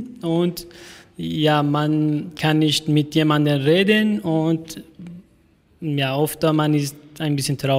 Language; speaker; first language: German; non-native, learner; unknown